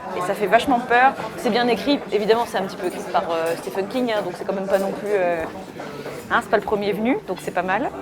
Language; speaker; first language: French; native; French